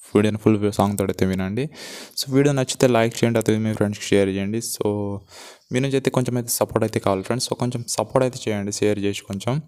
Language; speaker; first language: Telugu; non-native, local second language; Gondi